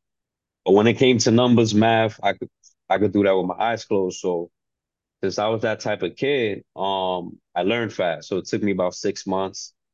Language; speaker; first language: English; early bilingual, other home language; Spanish